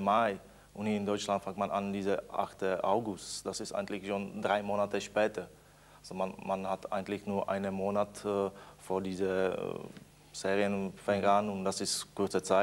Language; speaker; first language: German; non-native, fluent; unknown